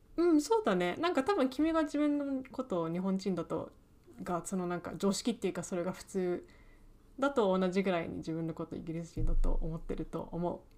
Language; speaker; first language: Japanese; early bilingual, heritage; Japanese